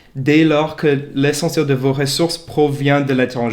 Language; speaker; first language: French; non-native, fluent; English